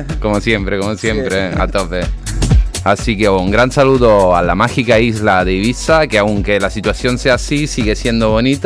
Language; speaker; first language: Spanish; non-native, fluent; Italian